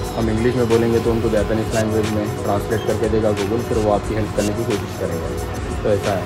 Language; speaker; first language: Hindi; native; Hindi